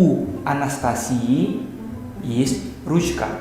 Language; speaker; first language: Russian; non-native, fluent; Indonesian